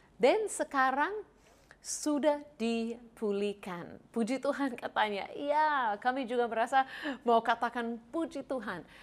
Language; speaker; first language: Indonesian; non-native, fluent; English